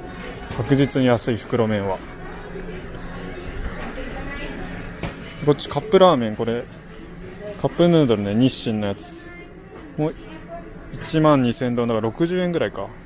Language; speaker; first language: Japanese; native; Japanese